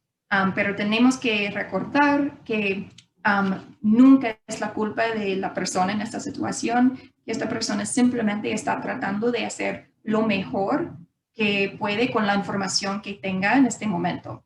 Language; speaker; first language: Spanish; non-native, fluent; English